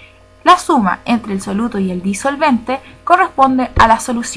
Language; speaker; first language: Spanish; native; Spanish